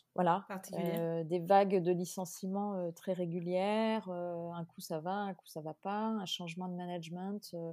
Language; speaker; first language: French; native; French